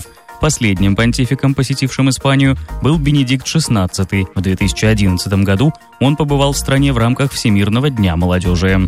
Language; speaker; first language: Russian; native; Russian